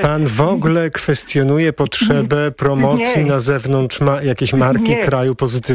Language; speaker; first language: Polish; native; Polish